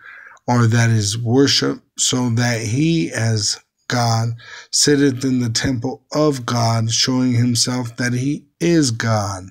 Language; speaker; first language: English; native; English